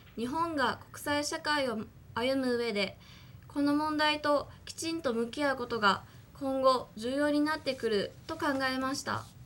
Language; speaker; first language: Japanese; native; Japanese